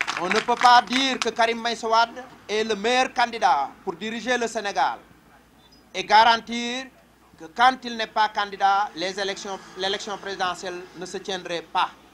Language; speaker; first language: French; non-native, local second language; Wolof